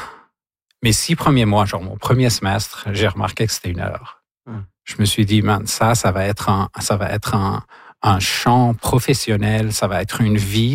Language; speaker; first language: French; non-native, local second language; Arabic